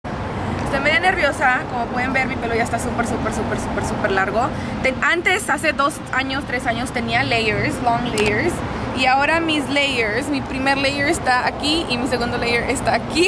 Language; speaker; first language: Spanish; early bilingual, heritage; Spanish